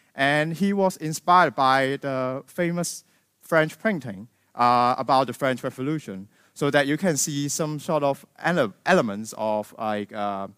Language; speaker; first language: English; non-native, local second language; Cantonese